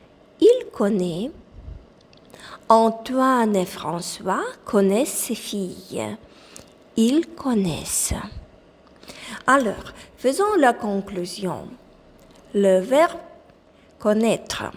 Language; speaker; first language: French; non-native, fluent; Ukrainian